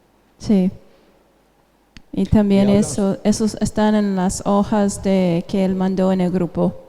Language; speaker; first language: Spanish; non-native, fluent; English